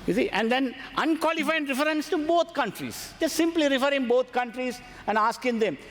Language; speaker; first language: English; non-native, local second language; Sinhala